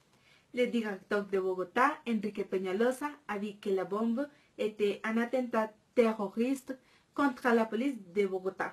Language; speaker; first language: French; non-native, learner; Spanish